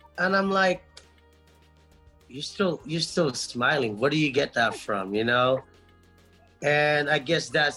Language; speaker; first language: English; non-native, local second language; Pampanga